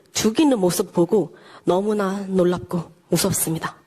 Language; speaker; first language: Korean; non-native, fluent; Burmese